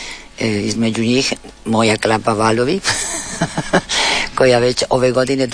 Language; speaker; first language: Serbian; early bilingual, heritage; Spanish